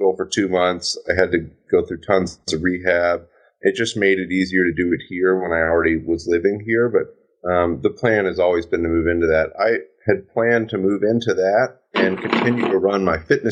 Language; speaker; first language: English; native; English